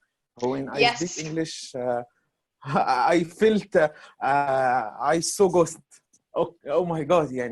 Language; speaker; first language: English; non-native, learner; Arabic